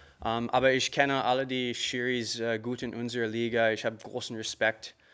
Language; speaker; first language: German; non-native, learner; English